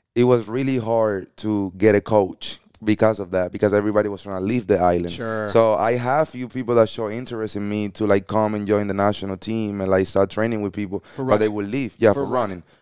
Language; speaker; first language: English; early bilingual, other home language; Spanish